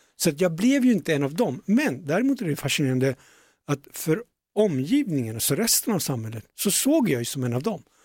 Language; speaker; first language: Swedish; early bilingual, other home language; Punjabi